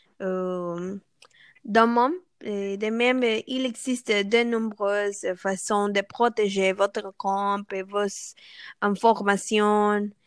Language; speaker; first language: French; non-native, learner; Spanish